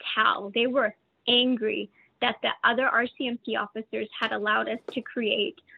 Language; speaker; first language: English; native; English